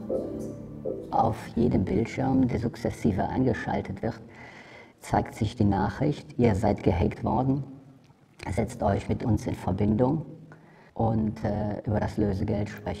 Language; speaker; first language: German; native; German